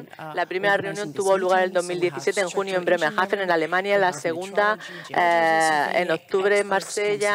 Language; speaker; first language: Spanish; non-native, fluent; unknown